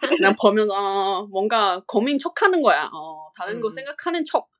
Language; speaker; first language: Korean; non-native, learner; Chinese